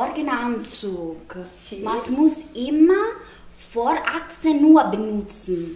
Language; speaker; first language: German; non-native, learner; Italian